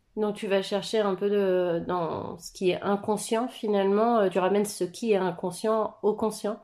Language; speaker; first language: French; native; French